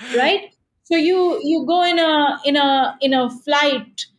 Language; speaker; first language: English; non-native, local second language; Hindi